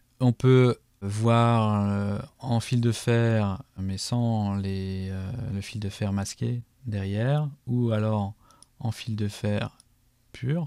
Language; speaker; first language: French; native; French